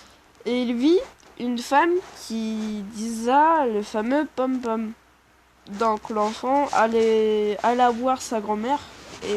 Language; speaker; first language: French; native; French